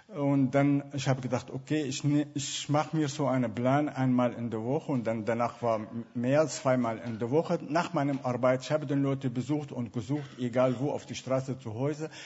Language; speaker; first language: German; non-native, fluent; Arabic